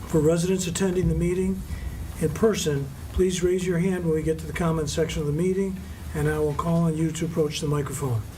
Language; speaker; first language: English; native; English